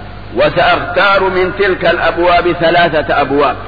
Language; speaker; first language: Arabic; native; Arabic